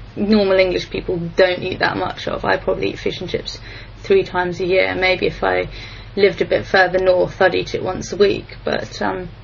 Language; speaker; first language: English; native; English